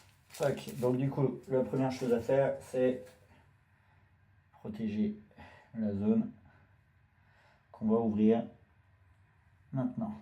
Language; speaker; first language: French; native; French